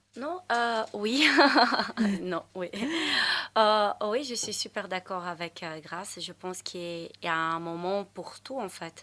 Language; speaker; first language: French; non-native, fluent; Portuguese